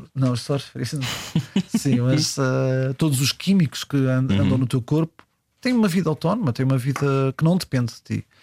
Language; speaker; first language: Portuguese; early bilingual, heritage; Portuguese